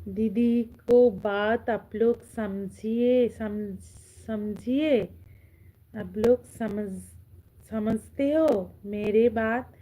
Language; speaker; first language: Hindi; non-native, local second language; Bangla